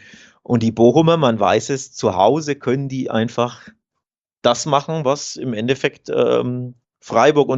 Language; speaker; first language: German; native; German